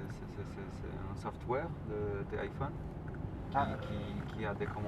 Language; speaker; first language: French; non-native, learner; Polish